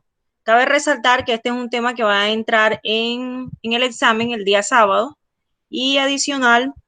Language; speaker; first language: Spanish; native; Spanish